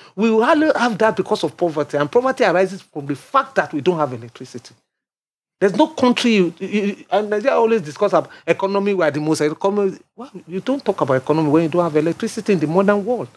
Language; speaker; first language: English; non-native, local second language; Yoruba